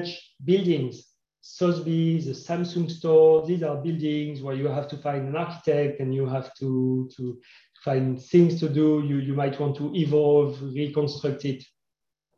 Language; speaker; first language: English; non-native, fluent; French